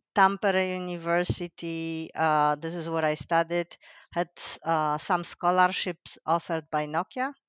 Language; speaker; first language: English; non-native, fluent; Polish